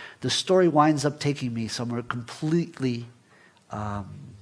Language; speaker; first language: English; early bilingual, other home language; Spanish